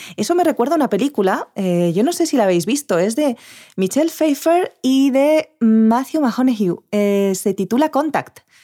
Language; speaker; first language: Spanish; native; Spanish